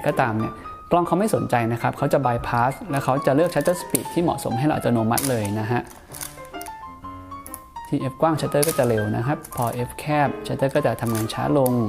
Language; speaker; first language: Thai; native; Thai